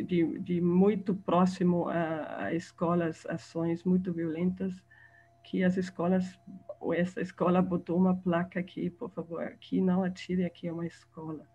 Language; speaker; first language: Portuguese; non-native, fluent; German